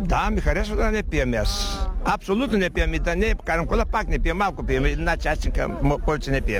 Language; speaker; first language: Bulgarian; non-native, learner; Macedonian